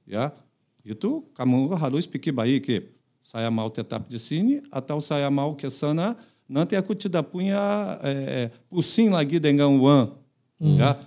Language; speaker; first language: Indonesian; non-native, fluent; Portuguese